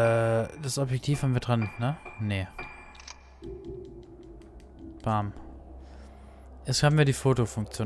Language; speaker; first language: German; native; German